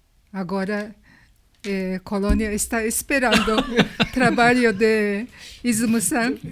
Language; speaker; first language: Portuguese; non-native, learner; Japanese